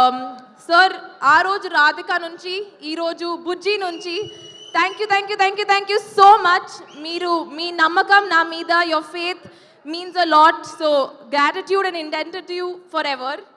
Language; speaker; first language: Telugu; non-native, fluent; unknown